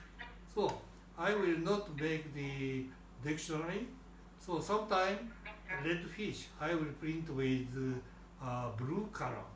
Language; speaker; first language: English; non-native, learner; Japanese